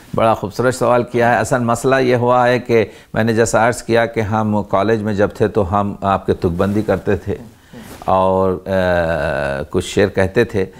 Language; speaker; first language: Hindi; native; Hindi